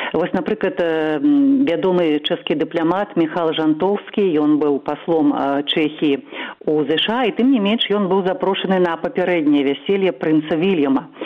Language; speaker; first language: Belarusian; native; Belarusian